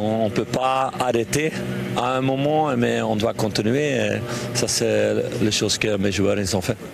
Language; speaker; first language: French; non-native, local second language; Dutch